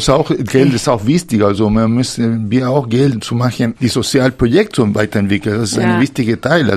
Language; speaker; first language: German; non-native, fluent; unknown